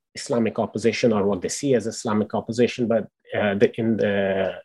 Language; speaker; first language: English; non-native, local second language; Urdu